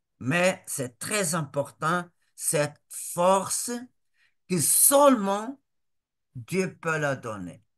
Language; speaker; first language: French; non-native, fluent; Portuguese